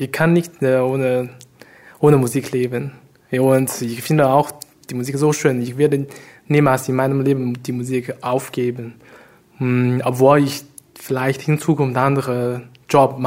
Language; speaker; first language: German; non-native, fluent; Chinese